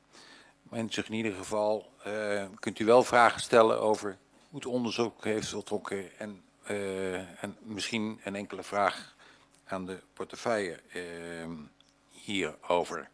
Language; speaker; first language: Dutch; native; Dutch